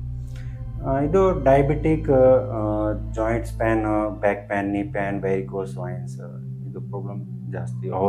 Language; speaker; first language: Kannada; non-native, local second language; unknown